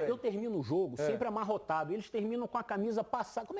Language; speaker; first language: Portuguese; native; Portuguese